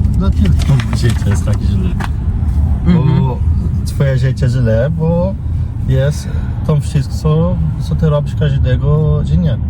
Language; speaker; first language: Polish; non-native, learner; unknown